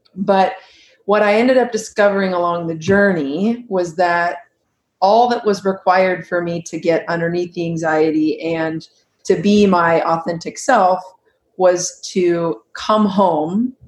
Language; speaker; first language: English; native; English